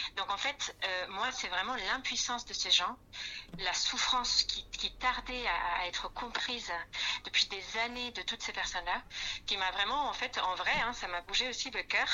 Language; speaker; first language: French; non-native, fluent; Spanish